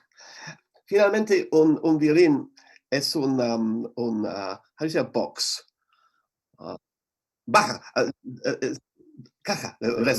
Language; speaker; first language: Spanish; non-native, learner; English